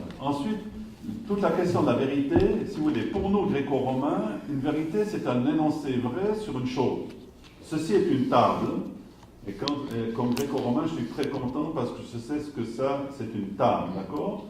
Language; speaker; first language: French; native; French